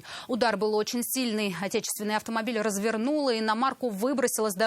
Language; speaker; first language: Russian; native; Russian